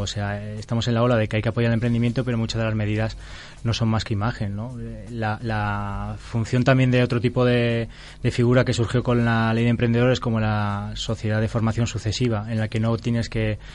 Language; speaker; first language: Spanish; native; Spanish